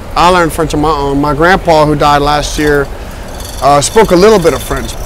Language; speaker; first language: English; native; English